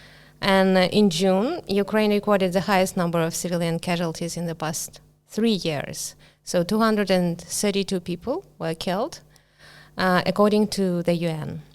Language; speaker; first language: English; non-native, fluent; Ukrainian